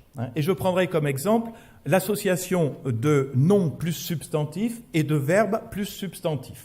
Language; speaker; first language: French; native; French